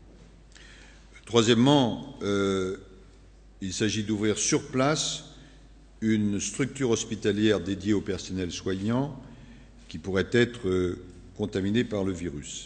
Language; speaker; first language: French; native; French